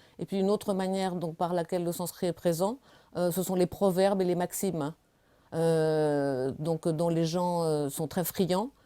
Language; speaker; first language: French; native; French